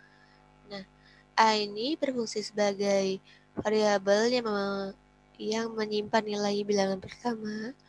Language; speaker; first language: Indonesian; native; Indonesian